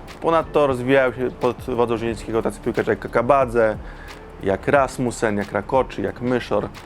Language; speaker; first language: Polish; native; Polish